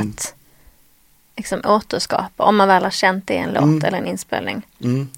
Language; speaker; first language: Swedish; native; Swedish